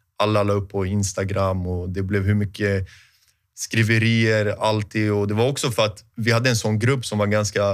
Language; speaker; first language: Swedish; native; Swedish